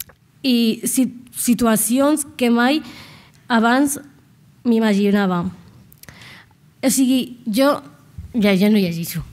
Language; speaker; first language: Catalan; non-native, local second language; Arabic